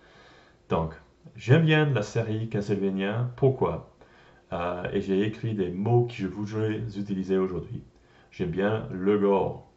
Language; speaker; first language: French; non-native, learner; English